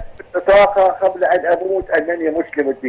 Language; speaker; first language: Arabic; native; Arabic